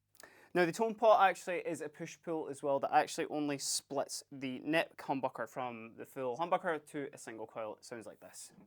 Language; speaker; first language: English; native; English